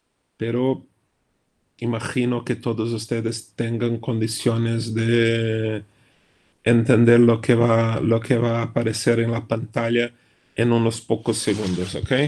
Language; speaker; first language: Spanish; non-native, fluent; Portuguese